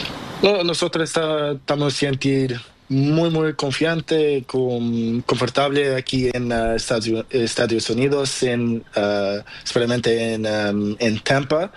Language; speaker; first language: Spanish; non-native, learner; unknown